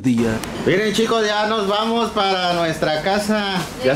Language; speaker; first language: Spanish; native; Spanish